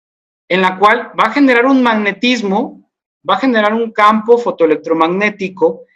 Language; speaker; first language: Spanish; native; Spanish